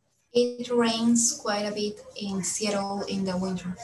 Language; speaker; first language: English; non-native, learner; Spanish